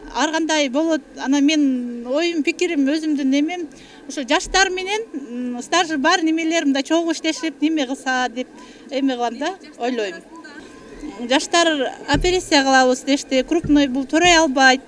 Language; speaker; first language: Kyrgyz; native; Kyrgyz